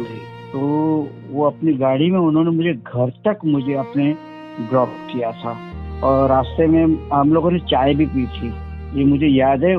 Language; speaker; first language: Hindi; native; Hindi